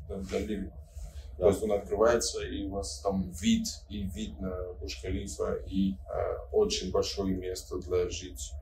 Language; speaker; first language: Russian; non-native, fluent; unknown